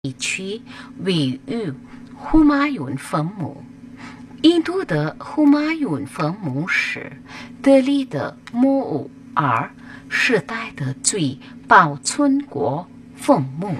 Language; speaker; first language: Chinese; non-native, fluent; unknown